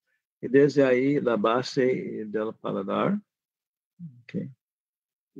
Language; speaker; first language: Spanish; non-native, fluent; English